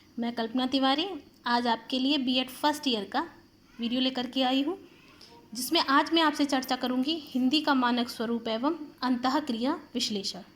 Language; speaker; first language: Hindi; native; Hindi